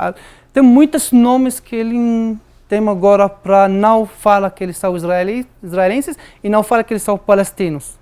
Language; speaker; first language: Portuguese; non-native, learner; Arabic